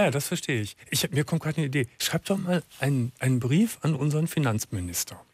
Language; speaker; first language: German; native; German